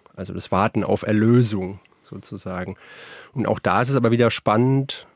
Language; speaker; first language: German; native; German